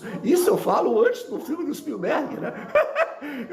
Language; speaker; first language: Portuguese; native; Portuguese